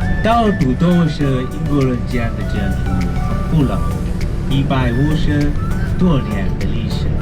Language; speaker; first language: Chinese; non-native, learner; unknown